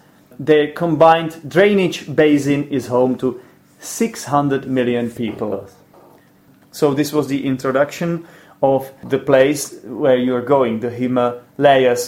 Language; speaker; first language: English; non-native, fluent; Czech